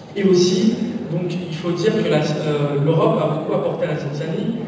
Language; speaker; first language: French; native; French